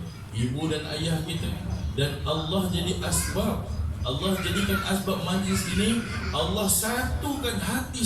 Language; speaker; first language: Malay; native; Malay